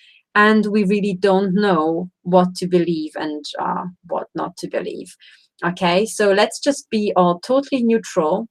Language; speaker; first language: English; non-native, fluent; Romanian